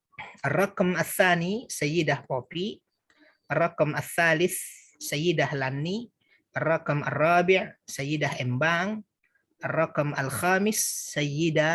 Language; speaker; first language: Arabic; non-native, fluent; Indonesian